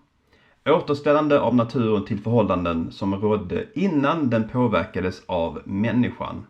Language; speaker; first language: Swedish; native; Swedish